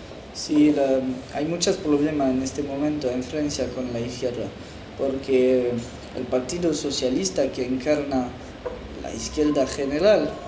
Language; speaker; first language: Spanish; non-native, fluent; French